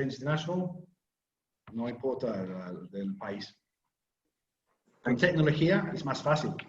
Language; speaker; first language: Spanish; non-native, learner; English